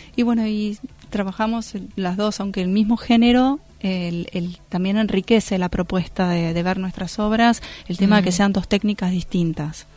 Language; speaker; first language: Spanish; native; Spanish